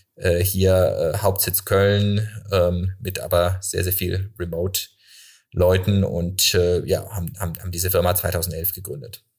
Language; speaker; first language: German; native; German